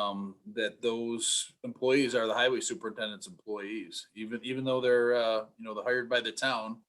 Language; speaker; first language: English; native; English